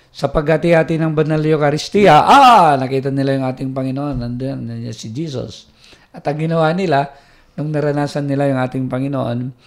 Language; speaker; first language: Filipino; native; Filipino